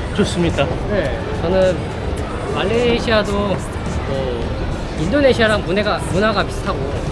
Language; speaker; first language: Korean; native; Korean